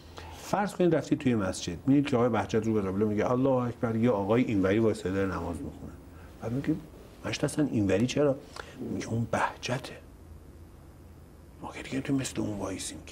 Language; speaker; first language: Persian; native; Persian